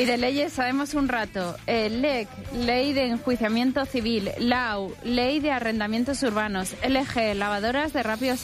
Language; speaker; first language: Spanish; native; Spanish